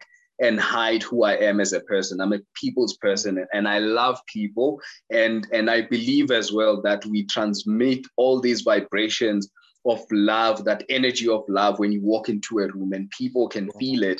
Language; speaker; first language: English; non-native, local second language; Zulu